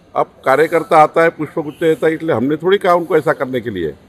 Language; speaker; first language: Hindi; non-native, local second language; Marathi